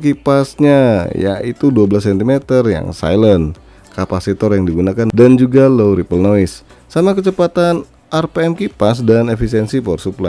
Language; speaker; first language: Indonesian; native; Indonesian